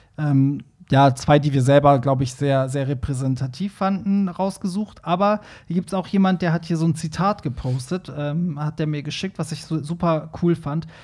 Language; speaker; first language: German; early bilingual, other home language; Persian